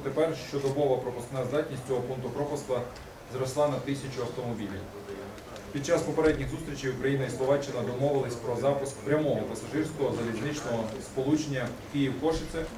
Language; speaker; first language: Ukrainian; native; Ukrainian